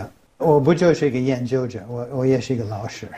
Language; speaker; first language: Chinese; non-native, fluent; English